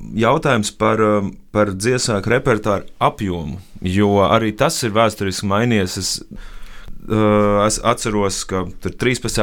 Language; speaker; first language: Latvian; native; Latvian